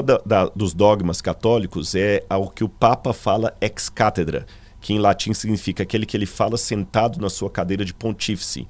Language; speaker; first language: Portuguese; native; Portuguese